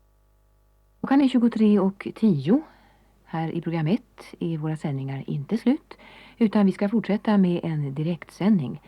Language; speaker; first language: Swedish; native; Swedish